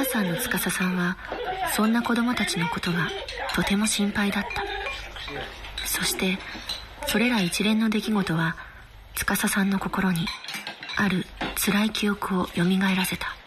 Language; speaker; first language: Japanese; native; Japanese